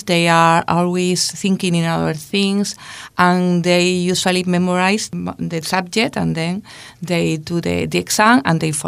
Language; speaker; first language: English; non-native, learner; Spanish